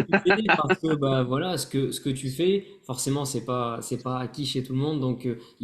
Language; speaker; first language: French; native; French